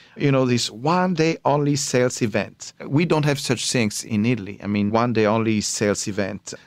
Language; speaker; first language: English; non-native, fluent; French